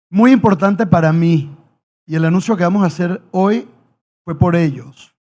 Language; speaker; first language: Spanish; native; Spanish